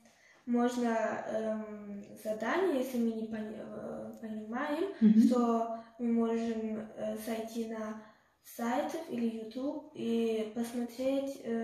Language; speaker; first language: Russian; early bilingual, heritage; Russian